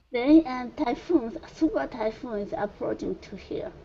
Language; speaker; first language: English; non-native, learner; Japanese